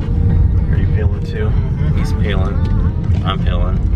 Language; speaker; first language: English; native; English